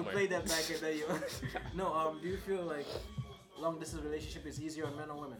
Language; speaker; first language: English; non-native, local second language; Swahili